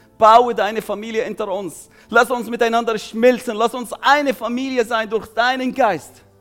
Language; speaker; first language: German; non-native, fluent; Arabic